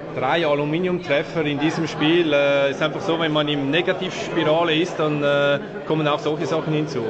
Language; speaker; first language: German; native; German